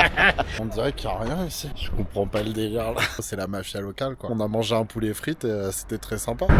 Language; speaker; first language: French; native; French